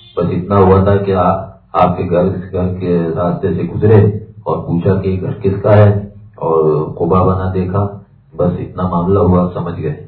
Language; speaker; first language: Urdu; native; Urdu